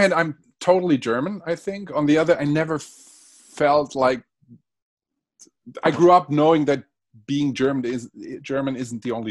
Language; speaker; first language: English; non-native, fluent; Spanish